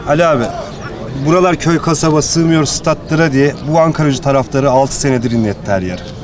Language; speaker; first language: Turkish; native; Turkish